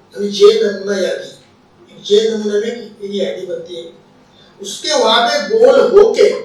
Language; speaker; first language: Hindi; non-native, local second language; Marathi